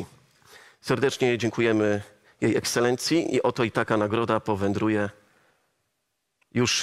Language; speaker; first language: Polish; native; Polish